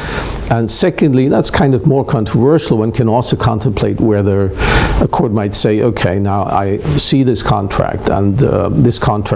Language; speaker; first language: English; non-native, fluent; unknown